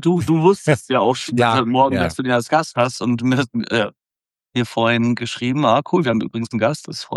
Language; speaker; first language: German; native; German